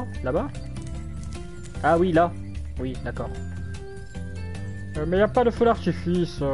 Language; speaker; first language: French; native; French